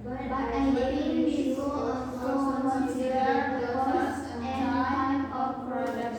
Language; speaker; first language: English; non-native, learner; Indonesian